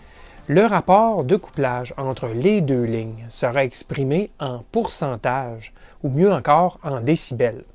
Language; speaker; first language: French; native; French